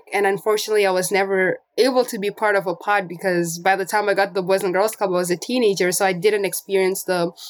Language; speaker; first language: English; non-native, local second language; Portuguese